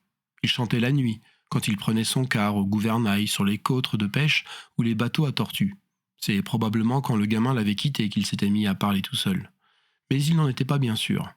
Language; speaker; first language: French; native; French